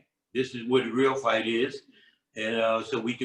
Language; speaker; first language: English; native; English